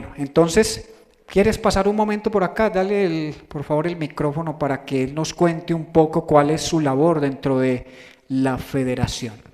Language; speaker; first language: Spanish; native; Spanish